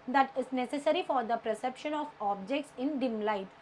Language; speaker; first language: English; non-native, local second language; Tamil